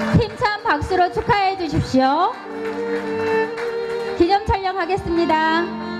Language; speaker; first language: Korean; native; Korean